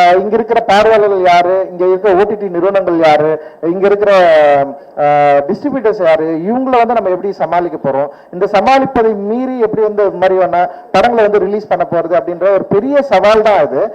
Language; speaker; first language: Tamil; native; Tamil